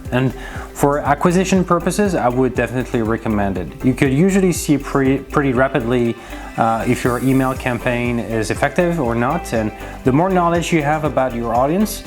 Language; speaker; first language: English; non-native, fluent; French